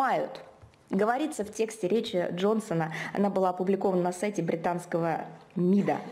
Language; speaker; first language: Russian; native; Russian